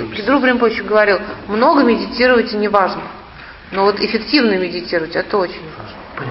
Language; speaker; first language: Russian; native; Russian